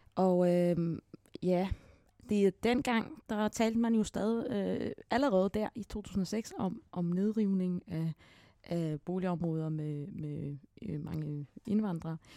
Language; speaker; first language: Danish; early bilingual, other home language; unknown